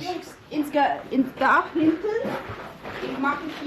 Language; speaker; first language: German; non-native, learner; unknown